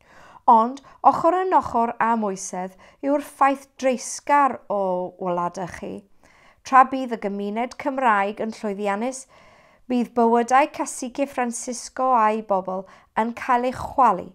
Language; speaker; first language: Welsh; non-native, fluent; English